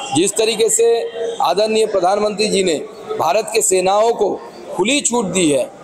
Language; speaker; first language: Hindi; non-native, local second language; Bangla